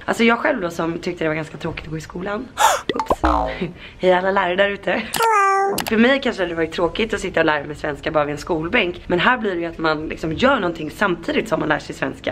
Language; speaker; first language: Swedish; native; Swedish